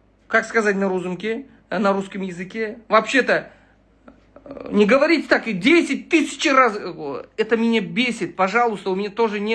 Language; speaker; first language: Russian; non-native, local second language; Uzbek